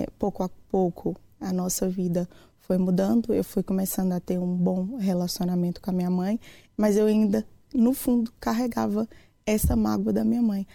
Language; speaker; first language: Portuguese; native; Portuguese